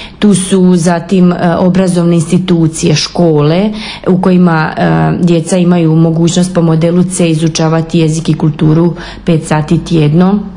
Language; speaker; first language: Croatian; non-native, local second language; Ukrainian